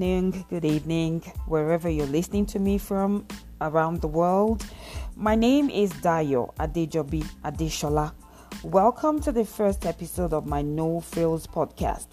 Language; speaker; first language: English; non-native, local second language; Yoruba